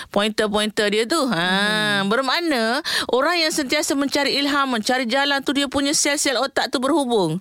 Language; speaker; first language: Malay; native; Malay